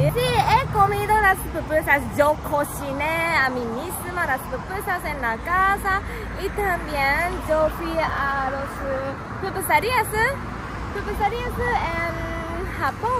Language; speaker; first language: Spanish; non-native, learner; Japanese